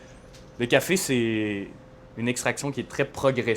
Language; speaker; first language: French; native; French